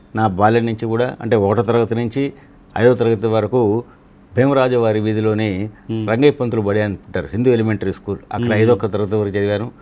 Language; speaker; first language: Telugu; non-native, local second language; Malayalam